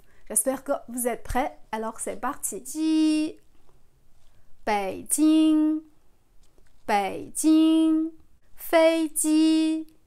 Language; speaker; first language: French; non-native, fluent; Chinese